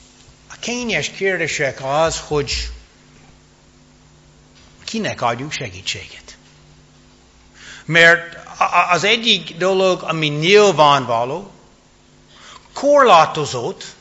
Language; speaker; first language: Hungarian; non-native, fluent; English